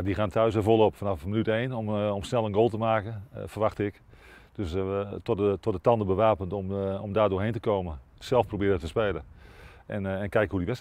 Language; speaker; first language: Dutch; native; Dutch